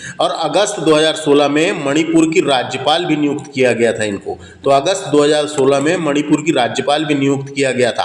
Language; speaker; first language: Hindi; native; Hindi